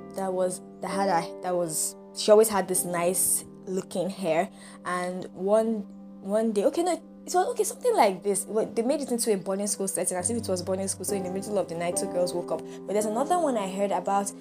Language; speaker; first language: English; non-native, local second language; Yoruba